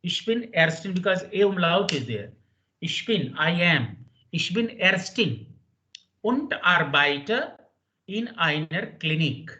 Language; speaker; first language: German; non-native, fluent; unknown